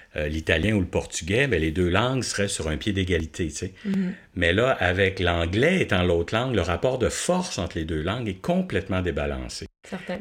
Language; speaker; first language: French; native; French